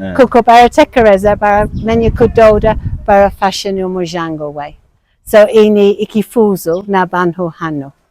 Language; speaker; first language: Kinyarwanda; non-native, learner; English